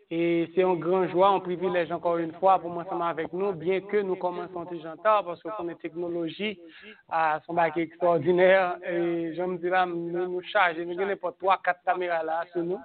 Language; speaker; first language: French; non-native, local second language; Haitian Creole